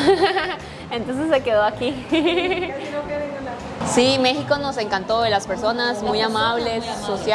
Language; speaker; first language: Spanish; native; Spanish